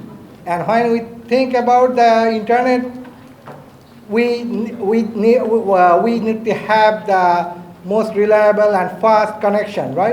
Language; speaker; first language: English; non-native, fluent; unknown